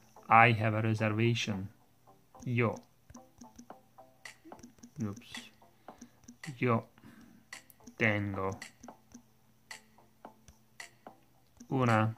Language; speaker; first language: Spanish; non-native, learner; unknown